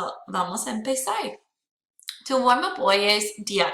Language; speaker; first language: Spanish; non-native, fluent; English